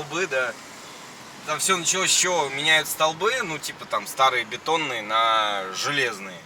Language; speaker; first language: Russian; native; Russian